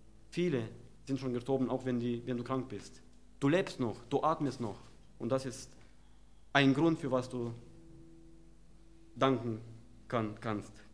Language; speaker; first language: German; non-native, fluent; Romanian